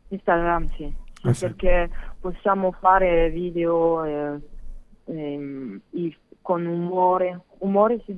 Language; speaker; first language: Italian; non-native, learner; French